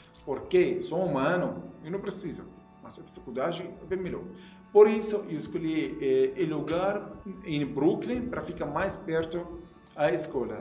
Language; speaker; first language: Portuguese; non-native, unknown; Arabic